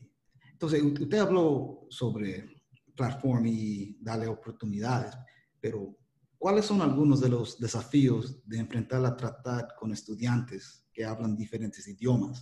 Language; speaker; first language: Spanish; early bilingual, heritage; Spanish